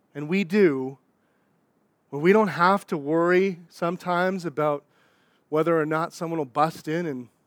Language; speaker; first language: English; native; English